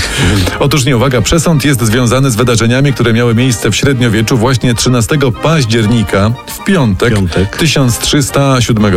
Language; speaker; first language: Polish; native; Polish